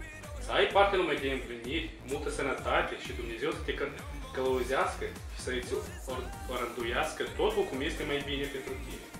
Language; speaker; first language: Romanian; native; Romanian